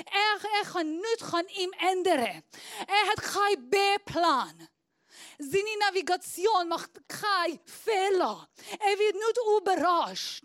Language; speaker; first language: German; non-native, fluent; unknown